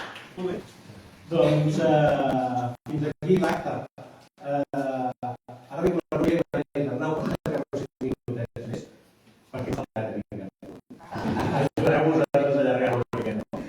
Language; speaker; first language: Catalan; native; Catalan